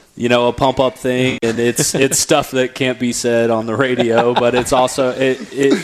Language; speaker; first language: English; native; English